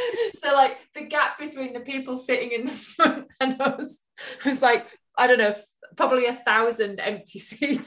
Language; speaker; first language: English; native; English